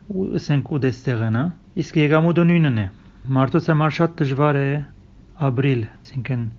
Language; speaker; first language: Armenian; early bilingual, heritage; Armenian